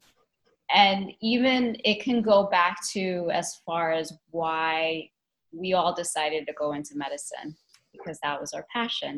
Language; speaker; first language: English; native; English